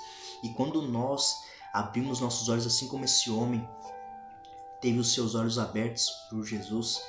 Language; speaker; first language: Portuguese; native; Portuguese